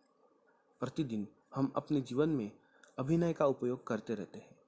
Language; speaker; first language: Hindi; non-native, local second language; Marathi